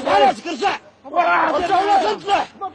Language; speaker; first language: Arabic; native; Arabic